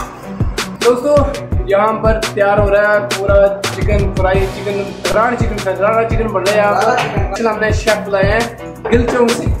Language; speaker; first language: Hindi; non-native, local second language; Dogri